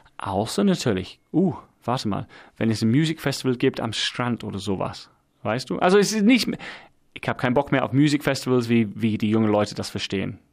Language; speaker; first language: German; non-native, fluent; English